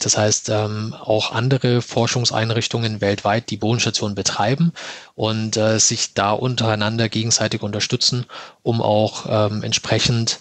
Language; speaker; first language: German; native; German